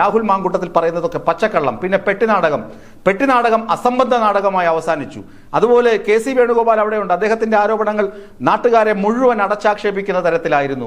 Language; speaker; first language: Malayalam; native; Malayalam